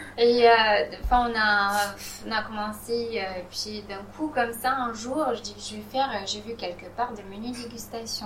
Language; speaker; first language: French; non-native, fluent; Romanian